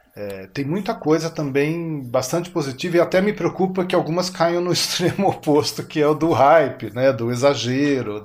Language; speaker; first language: Portuguese; native; Portuguese